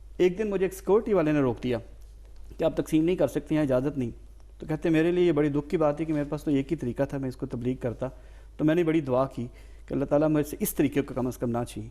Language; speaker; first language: Urdu; native; Urdu